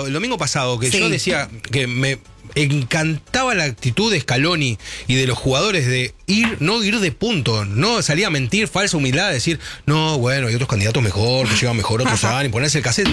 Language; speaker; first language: Spanish; native; Spanish